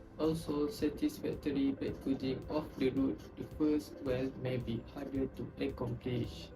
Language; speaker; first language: English; non-native, local second language; Malay